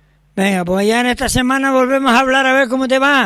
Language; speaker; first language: Spanish; native; Spanish